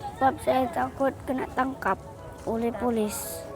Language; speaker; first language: Indonesian; non-native, local second language; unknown